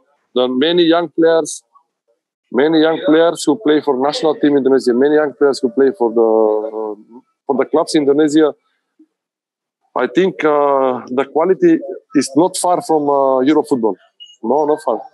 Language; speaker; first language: English; non-native, fluent; Macedonian